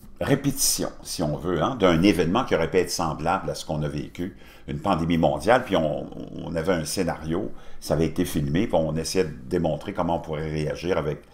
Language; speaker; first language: French; native; French